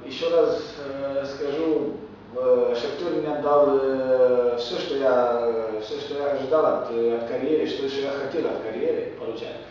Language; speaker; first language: Russian; non-native, fluent; Romanian